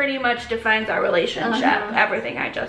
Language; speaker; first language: English; native; English